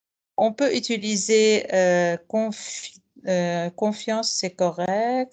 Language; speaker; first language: French; non-native, fluent; Arabic